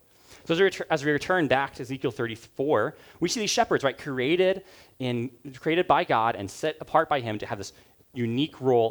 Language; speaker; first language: English; native; English